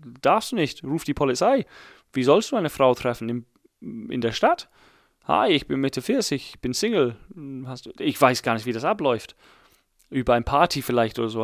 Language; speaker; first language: German; non-native, fluent; English